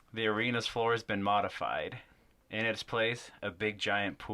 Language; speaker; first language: English; native; English